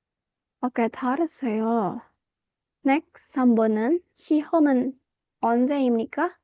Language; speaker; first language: Korean; non-native, fluent; Indonesian